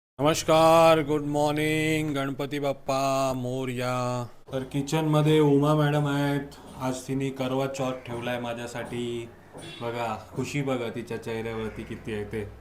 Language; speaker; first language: Marathi; native; Marathi